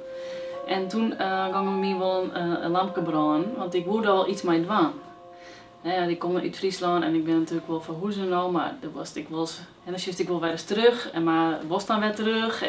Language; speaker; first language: Dutch; non-native, local second language; Western Frisian